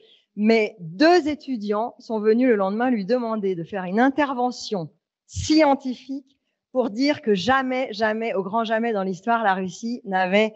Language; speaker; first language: French; native; French